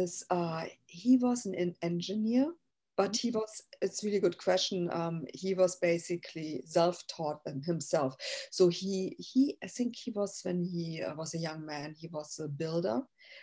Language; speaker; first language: English; non-native, fluent; German